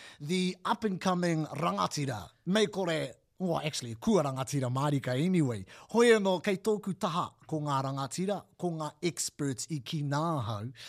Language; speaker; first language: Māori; non-native, local second language; English